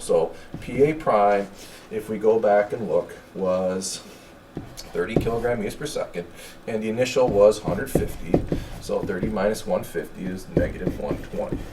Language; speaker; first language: English; native; English